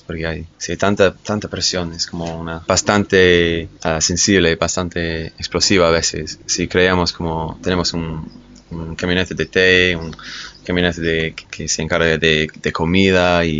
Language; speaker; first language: Spanish; non-native, fluent; English